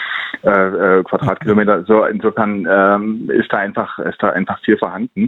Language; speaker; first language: German; native; German